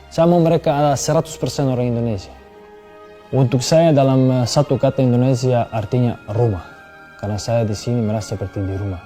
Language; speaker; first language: Indonesian; non-native, fluent; Serbian